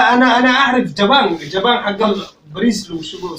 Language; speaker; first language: Arabic; non-native, learner; Somali